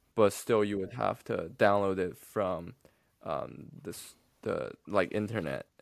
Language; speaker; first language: English; non-native, fluent; Chinese